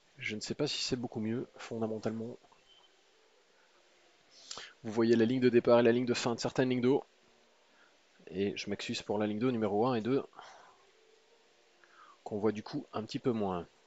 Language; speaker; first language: French; native; French